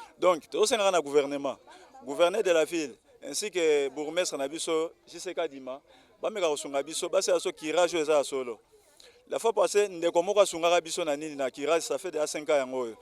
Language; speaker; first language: Lingala; native; Lingala